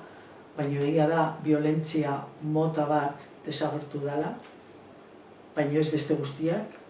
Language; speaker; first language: Basque; non-native, local second language; Spanish